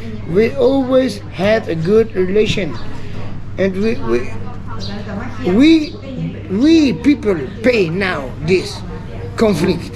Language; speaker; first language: English; non-native, learner; Italian